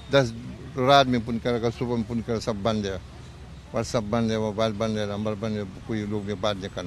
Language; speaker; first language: Hindi; non-native, learner; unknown